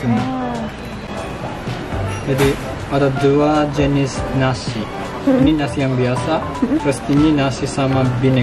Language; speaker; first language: Indonesian; non-native, fluent; Japanese